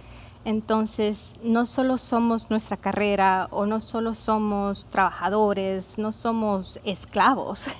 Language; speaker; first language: Spanish; early bilingual, heritage; Spanish